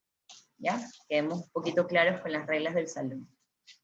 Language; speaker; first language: Spanish; native; Spanish